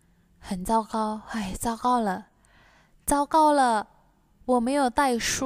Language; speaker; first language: Chinese; non-native, fluent; Indonesian